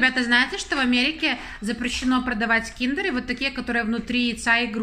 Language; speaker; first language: Russian; native; Russian